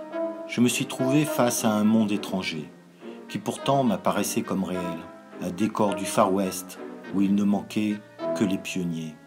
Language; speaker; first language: French; native; French